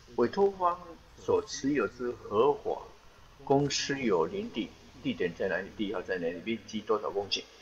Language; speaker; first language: Chinese; native; Chinese